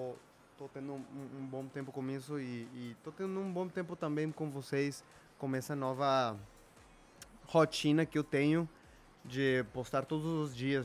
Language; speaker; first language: Portuguese; non-native, fluent; Spanish